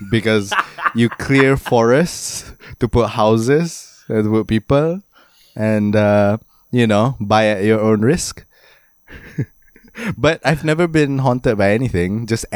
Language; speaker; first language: English; non-native, local second language; Malay